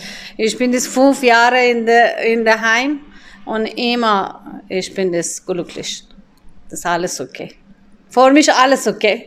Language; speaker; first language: German; non-native, learner; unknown